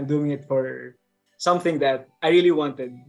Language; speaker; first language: English; non-native, local second language; Bikol